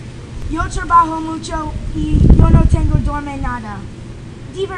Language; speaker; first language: Spanish; non-native, learner; English